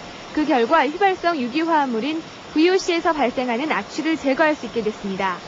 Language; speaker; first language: Korean; native; Korean